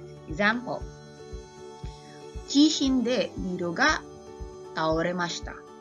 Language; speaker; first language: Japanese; non-native, fluent; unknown